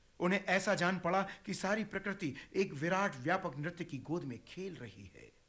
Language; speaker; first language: Hindi; native; Hindi